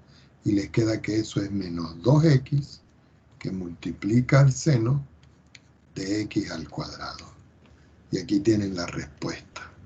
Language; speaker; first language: Spanish; native; Spanish